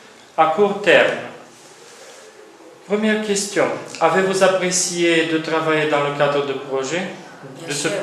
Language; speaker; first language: French; non-native, fluent; Romanian